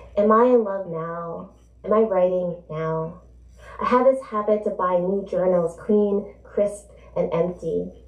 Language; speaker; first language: English; native; English